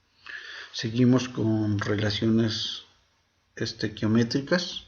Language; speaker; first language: Spanish; native; Spanish